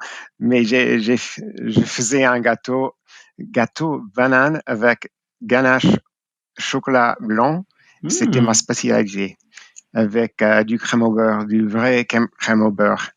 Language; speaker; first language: French; non-native, fluent; English